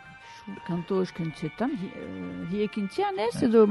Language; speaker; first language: Basque; native; Basque